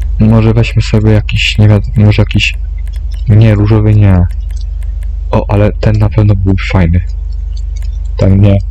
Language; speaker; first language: Polish; native; Polish